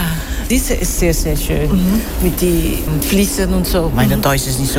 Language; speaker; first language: German; non-native, learner; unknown